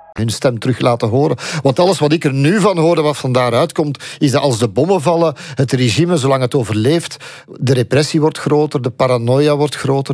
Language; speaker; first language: Dutch; native; Dutch